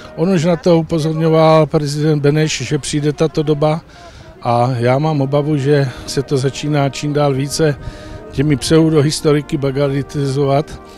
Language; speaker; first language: Czech; native; Czech